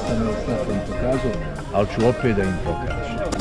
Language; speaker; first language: Croatian; native; Croatian